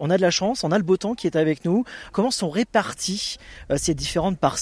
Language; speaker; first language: French; native; French